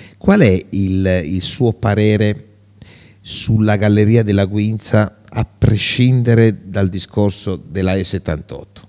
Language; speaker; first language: Italian; native; Italian